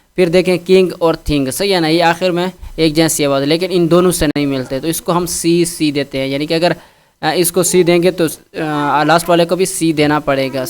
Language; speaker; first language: Urdu; non-native, local second language; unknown